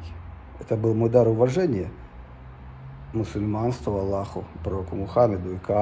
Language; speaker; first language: Russian; native; Russian